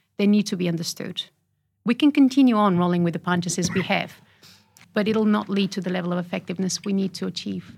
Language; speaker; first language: English; non-native, fluent; Bulgarian